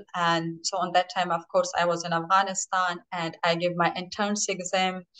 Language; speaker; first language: English; non-native, fluent; Persian